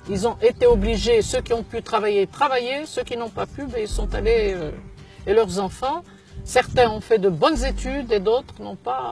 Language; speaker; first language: French; native; French